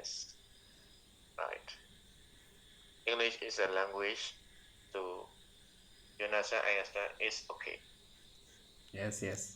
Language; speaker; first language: English; non-native, learner; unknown